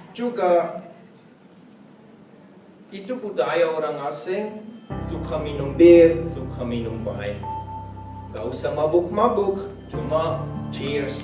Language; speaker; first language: Indonesian; non-native, learner; English